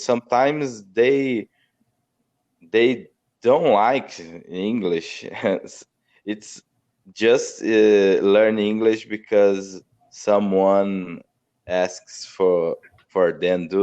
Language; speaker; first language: English; non-native, learner; Portuguese